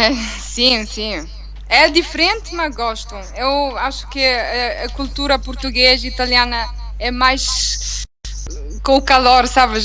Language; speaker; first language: Portuguese; non-native, learner; Italian